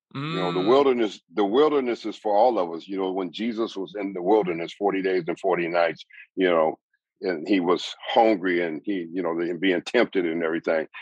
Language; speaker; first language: English; native; English